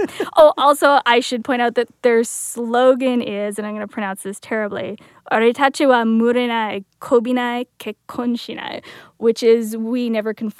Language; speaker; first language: English; native; English